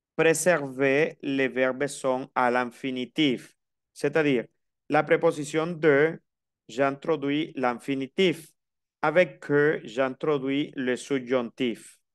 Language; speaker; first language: French; non-native, fluent; Spanish